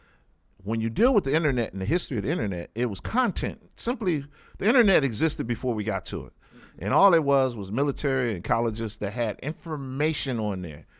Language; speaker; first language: English; native; English